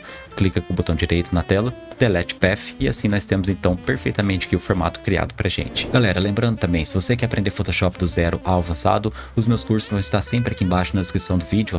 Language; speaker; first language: Portuguese; native; Portuguese